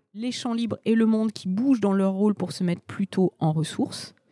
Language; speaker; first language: French; native; French